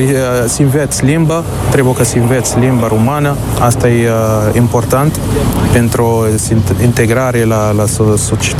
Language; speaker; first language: Romanian; non-native, learner; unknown